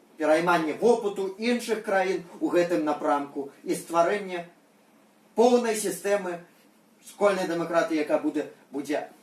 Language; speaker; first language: Belarusian; non-native, local second language; Russian